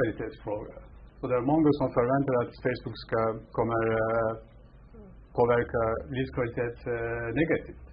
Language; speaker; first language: Swedish; non-native, fluent; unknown